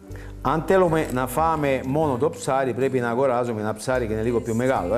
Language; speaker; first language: Greek; non-native, learner; Italian